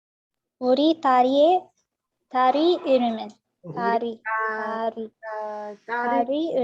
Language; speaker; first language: Korean; non-native, learner; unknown